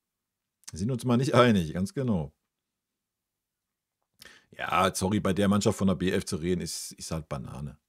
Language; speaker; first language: German; native; German